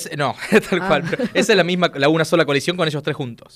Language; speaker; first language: Spanish; native; Spanish